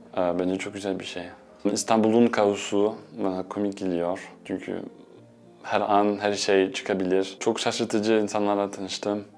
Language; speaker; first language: Turkish; non-native, fluent; French